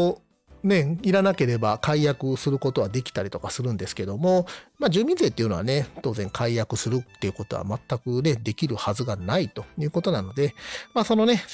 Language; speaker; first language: Japanese; native; Japanese